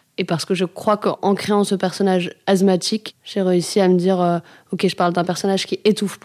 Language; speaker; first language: French; native; French